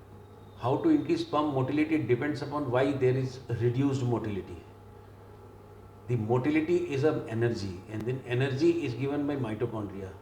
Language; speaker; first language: English; non-native, local second language; Hindi